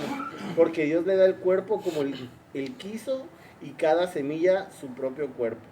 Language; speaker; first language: Spanish; native; Spanish